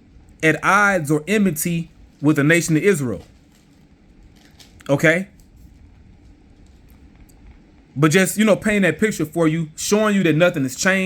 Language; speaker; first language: English; native; English